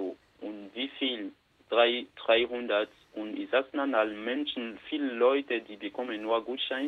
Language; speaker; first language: German; non-native, learner; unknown